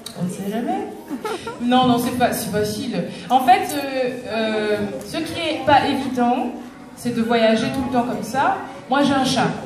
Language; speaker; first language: French; native; French